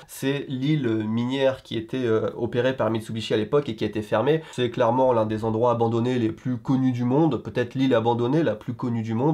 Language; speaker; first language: French; native; French